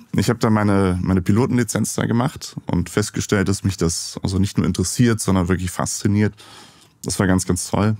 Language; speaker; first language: German; native; German